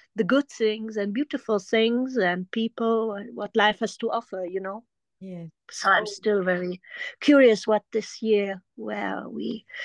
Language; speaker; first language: English; non-native, fluent; German